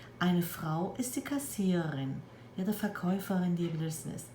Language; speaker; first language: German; non-native, fluent; Turkish